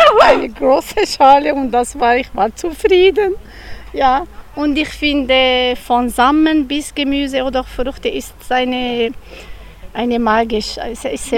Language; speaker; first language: German; non-native, learner; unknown